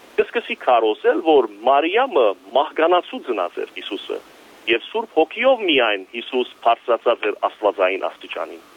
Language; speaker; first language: Armenian; early bilingual, heritage; Armenian